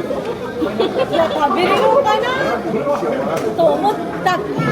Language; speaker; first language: Japanese; non-native, fluent; Filipino